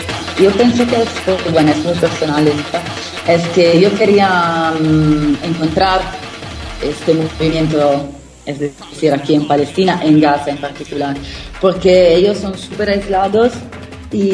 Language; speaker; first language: Spanish; non-native, fluent; Italian